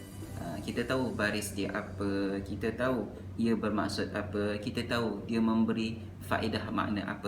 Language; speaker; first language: Malay; native; Malay